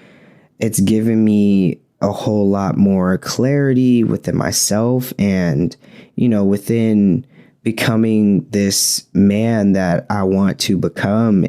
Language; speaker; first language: English; native; English